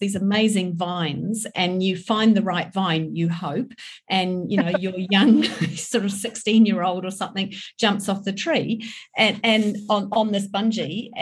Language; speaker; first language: English; native; English